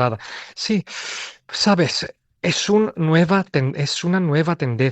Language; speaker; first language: Spanish; non-native, fluent; Greek